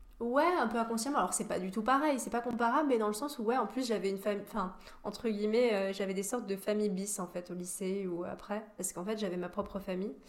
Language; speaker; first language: French; native; French